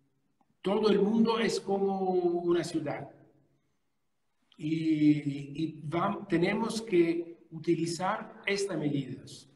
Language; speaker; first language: Spanish; non-native, fluent; Italian